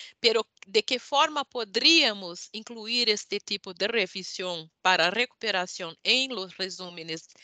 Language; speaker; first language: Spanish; non-native, learner; Portuguese